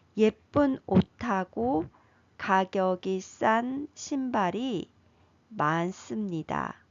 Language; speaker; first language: Korean; native; Korean